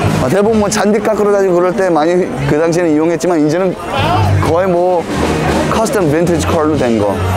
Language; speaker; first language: Korean; early bilingual, heritage; Korean